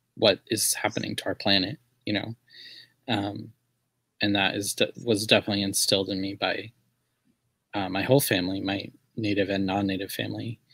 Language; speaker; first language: English; native; English